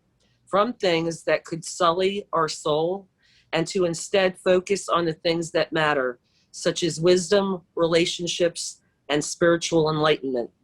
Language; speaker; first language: English; native; English